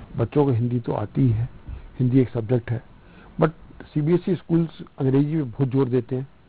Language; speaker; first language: Hindi; non-native, local second language; Punjabi